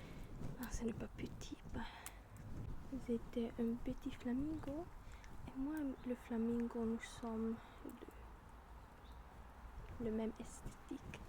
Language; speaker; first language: French; non-native, learner; German